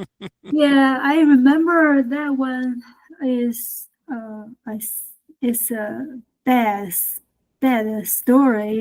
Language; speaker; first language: English; non-native, learner; Chinese